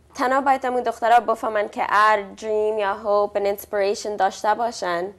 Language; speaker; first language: Persian; early bilingual, heritage; Persian